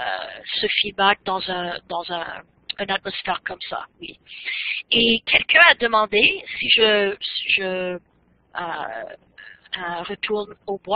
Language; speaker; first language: French; non-native, fluent; English